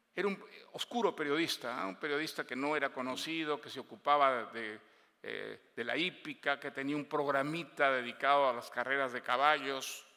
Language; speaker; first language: Spanish; native; Spanish